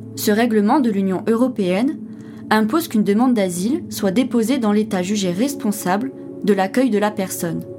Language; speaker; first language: French; native; French